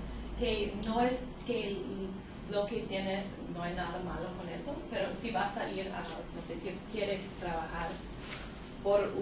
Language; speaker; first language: Spanish; non-native, fluent; English